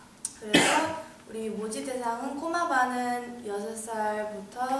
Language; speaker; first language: Korean; early bilingual, heritage; Korean